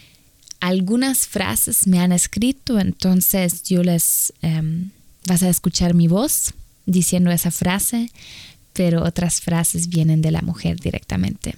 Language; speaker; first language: Spanish; non-native, fluent; German